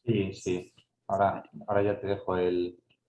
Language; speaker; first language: Spanish; native; Spanish